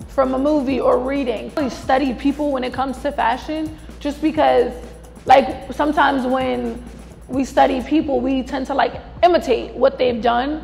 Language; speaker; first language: English; native; English